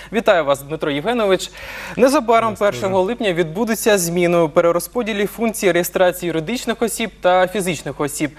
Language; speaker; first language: Ukrainian; native; Ukrainian